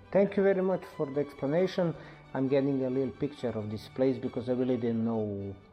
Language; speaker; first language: English; non-native, fluent; Slovenian